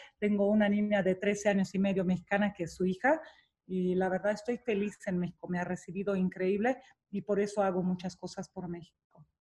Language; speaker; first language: Spanish; non-native, fluent; Romanian